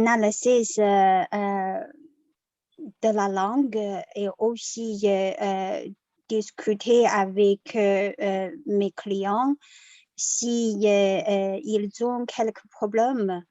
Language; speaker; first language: French; non-native, learner; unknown